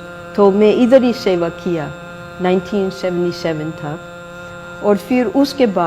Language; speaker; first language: Hindi; non-native, fluent; English